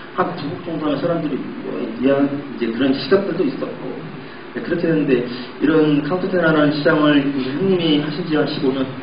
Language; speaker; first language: Korean; native; Korean